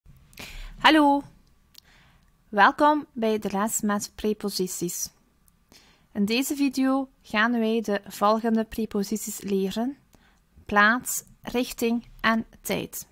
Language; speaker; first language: Dutch; early bilingual, other home language; Turkish